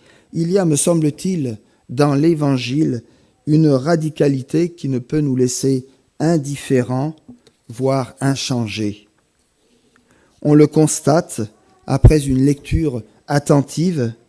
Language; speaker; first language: French; native; French